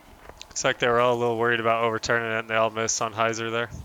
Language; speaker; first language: English; native; English